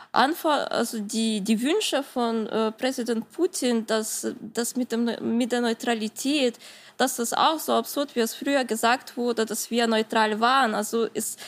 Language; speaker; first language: German; non-native, fluent; Ukrainian